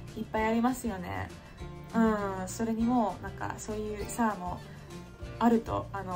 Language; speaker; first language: Japanese; non-native, fluent; English